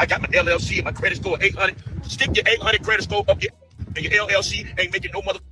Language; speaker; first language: English; native; English